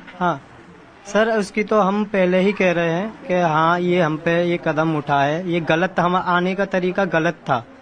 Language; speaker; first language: Hindi; native; Hindi